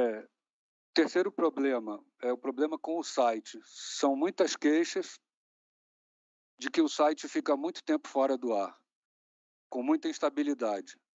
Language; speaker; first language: Portuguese; native; Portuguese